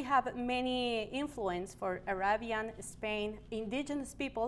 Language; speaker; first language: English; non-native, learner; Spanish